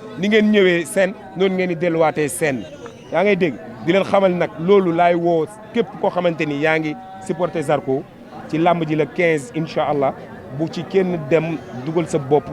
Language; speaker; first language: Wolof; non-native, local second language; Fula